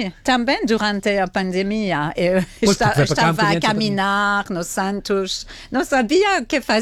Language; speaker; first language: Portuguese; non-native, fluent; French